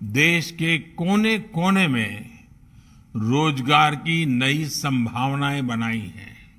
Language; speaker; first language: Hindi; non-native, local second language; Gujarati